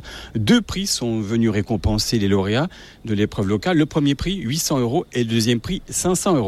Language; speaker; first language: French; native; French